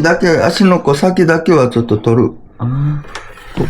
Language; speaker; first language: Japanese; native; Japanese